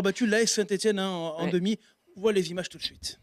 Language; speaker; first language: French; native; French